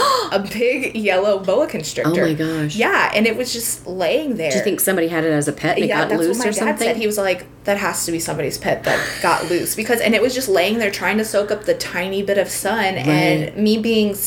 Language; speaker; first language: English; native; English